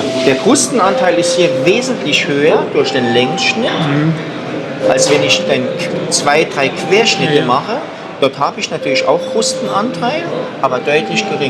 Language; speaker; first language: German; native; German